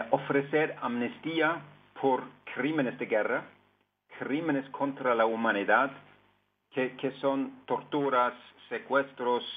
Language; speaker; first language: Spanish; non-native, fluent; Norwegian